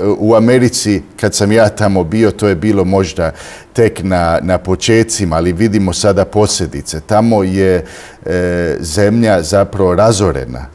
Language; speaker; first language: Croatian; early bilingual, heritage; Croatian